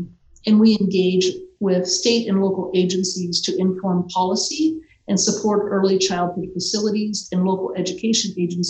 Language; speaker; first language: English; native; English